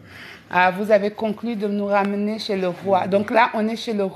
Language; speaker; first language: French; native; French